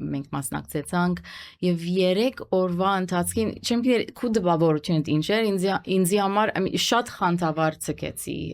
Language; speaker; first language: Armenian; early bilingual, heritage; Armenian